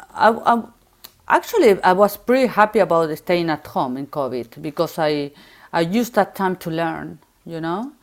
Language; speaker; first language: English; non-native, learner; Spanish